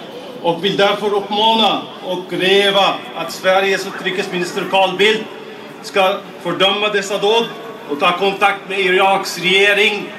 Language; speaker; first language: Swedish; non-native, fluent; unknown